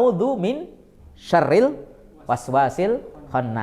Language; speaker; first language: Arabic; non-native, fluent; Indonesian